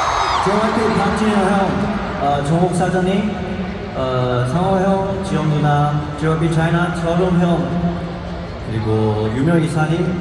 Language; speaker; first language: Korean; non-native, fluent; Chinese